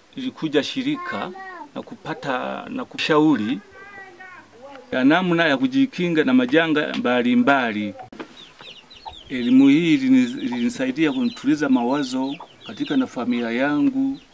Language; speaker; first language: Swahili; non-native, local second language; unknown